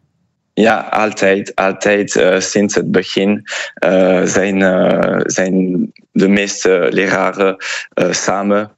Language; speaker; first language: Dutch; non-native, fluent; French